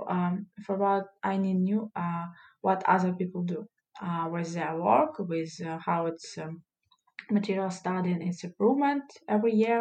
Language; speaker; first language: English; non-native, learner; Russian